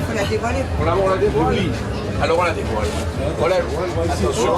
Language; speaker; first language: French; native; French